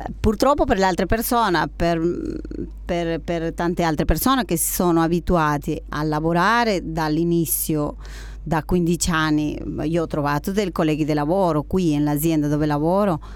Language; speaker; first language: Italian; non-native, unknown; Spanish